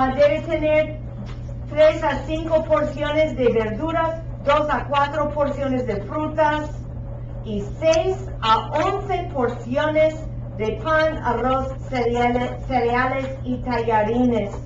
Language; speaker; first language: Spanish; non-native, fluent; English